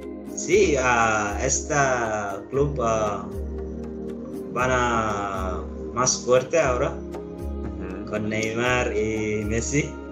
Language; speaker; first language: Spanish; non-native, learner; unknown